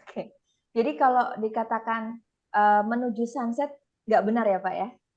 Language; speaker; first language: Indonesian; native; Indonesian